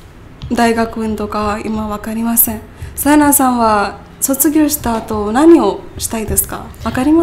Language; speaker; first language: Japanese; non-native, learner; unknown